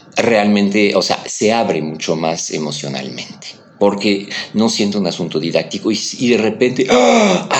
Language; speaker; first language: Spanish; non-native, fluent; French